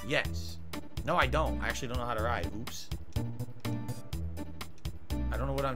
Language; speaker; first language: English; native; English